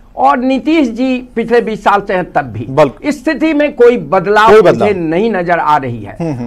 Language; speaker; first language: Hindi; native; Hindi